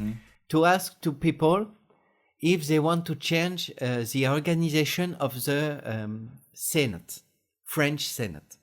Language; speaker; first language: English; non-native, learner; French